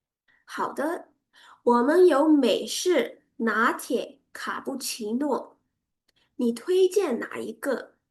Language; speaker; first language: Chinese; non-native, learner; Burmese